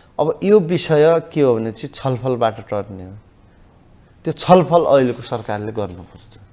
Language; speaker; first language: Nepali; native; Nepali